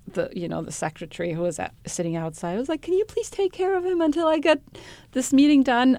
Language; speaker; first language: English; non-native, fluent; Arabic